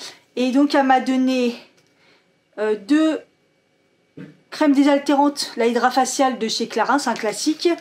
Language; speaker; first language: French; native; French